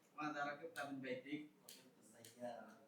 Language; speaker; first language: Arabic; non-native, learner; Indonesian